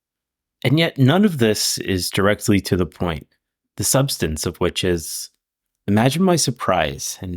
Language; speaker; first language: English; native; English